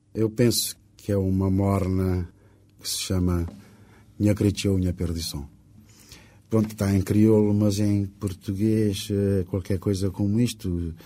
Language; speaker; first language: Portuguese; non-native, local second language; Kabuverdianu